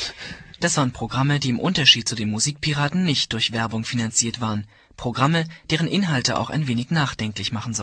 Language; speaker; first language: German; native; German